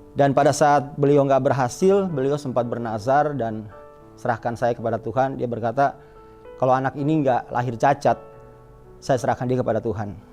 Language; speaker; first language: Indonesian; native; Indonesian